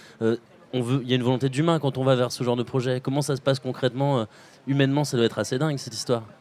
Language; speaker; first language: French; native; French